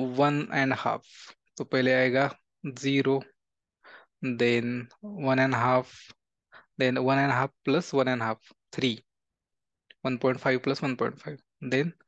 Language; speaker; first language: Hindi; non-native, local second language; Marathi